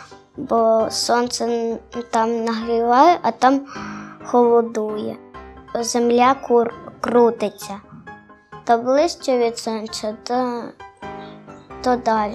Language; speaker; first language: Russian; non-native, local second language; Ukrainian